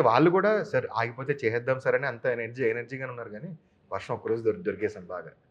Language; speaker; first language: Telugu; native; Telugu